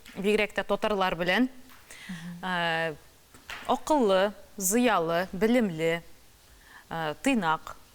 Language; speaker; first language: Tatar; native; Tatar